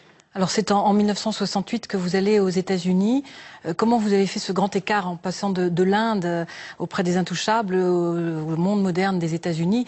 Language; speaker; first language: French; native; French